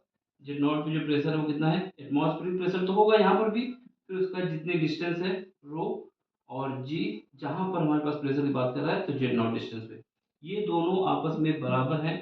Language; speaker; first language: Hindi; native; Hindi